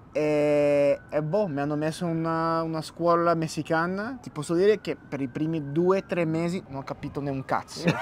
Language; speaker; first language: Italian; non-native, fluent; English